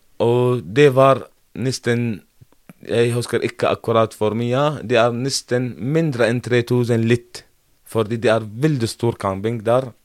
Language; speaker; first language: Norwegian; non-native, learner; Arabic